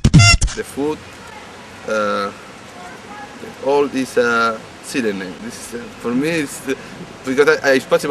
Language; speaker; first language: English; non-native, learner; Spanish